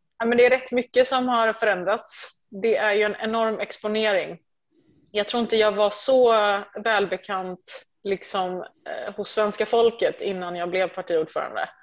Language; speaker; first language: Swedish; early bilingual, other home language; Persian